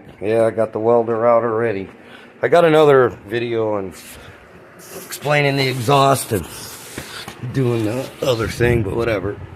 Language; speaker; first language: English; native; English